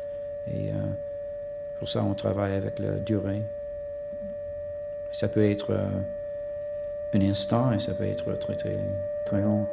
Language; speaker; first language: French; non-native, fluent; English